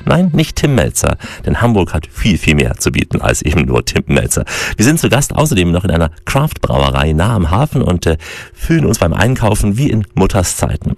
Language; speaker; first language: German; native; German